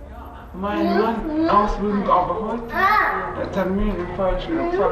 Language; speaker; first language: German; non-native, learner; Arabic